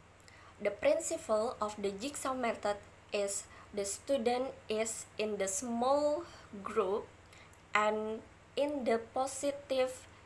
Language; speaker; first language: English; non-native, learner; Indonesian